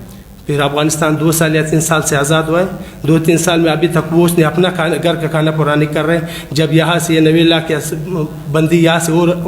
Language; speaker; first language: Urdu; non-native, local second language; Pashto